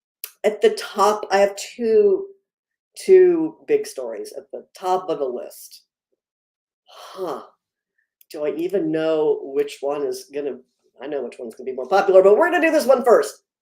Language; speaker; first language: English; native; English